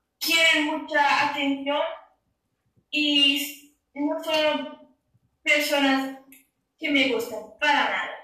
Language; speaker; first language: Spanish; non-native, learner; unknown